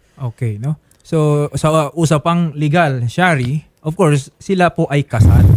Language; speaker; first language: Filipino; native; Filipino